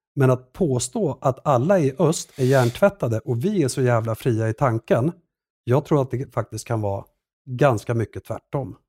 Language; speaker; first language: Swedish; early bilingual, other home language; Assyrian Neo-Aramaic